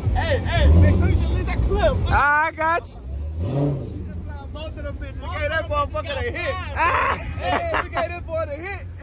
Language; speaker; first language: English; native; English